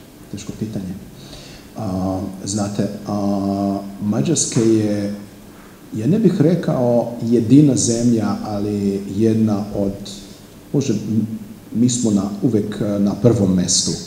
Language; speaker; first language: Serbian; non-native, fluent; Hungarian